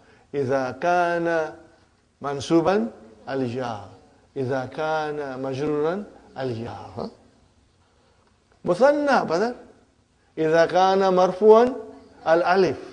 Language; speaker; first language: Arabic; non-native, fluent; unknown